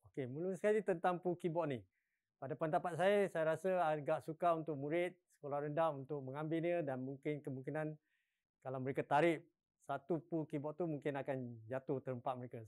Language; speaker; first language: Malay; non-native, local second language; Chinese